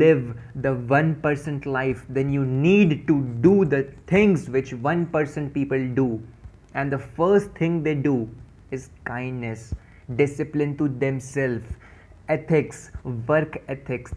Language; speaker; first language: English; non-native, local second language; Hindi